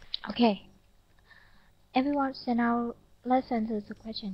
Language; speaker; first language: English; non-native, fluent; Vietnamese